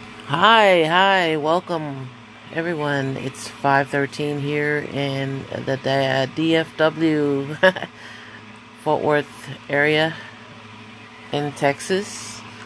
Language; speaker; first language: English; early bilingual, other home language; Spanish